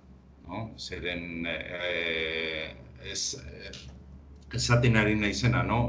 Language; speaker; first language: Basque; non-native, local second language; Spanish